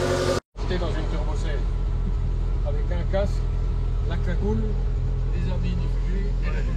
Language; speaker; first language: French; native; French